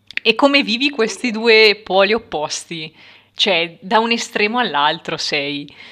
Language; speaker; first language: Italian; native; Italian